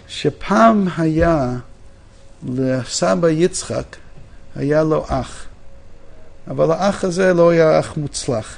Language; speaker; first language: Hebrew; non-native, fluent; English